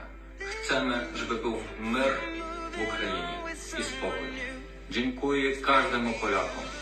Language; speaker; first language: Polish; non-native, learner; Ukrainian